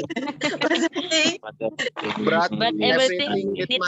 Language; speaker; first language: English; non-native, learner; Indonesian